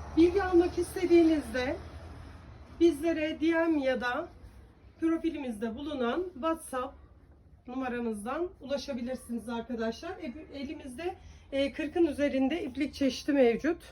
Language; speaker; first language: Turkish; native; Turkish